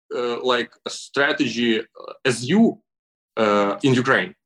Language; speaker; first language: English; non-native, learner; Ukrainian